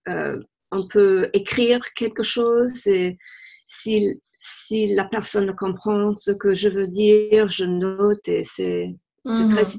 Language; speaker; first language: French; non-native, fluent; English